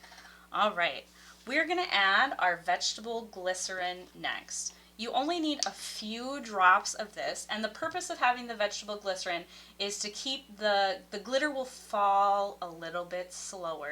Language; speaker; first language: English; native; English